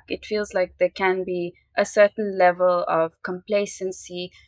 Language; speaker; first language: English; native; English